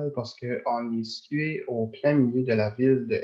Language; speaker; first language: French; native; French